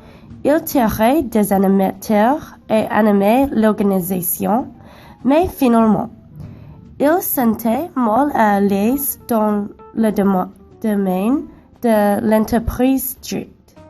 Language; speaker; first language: French; non-native, learner; English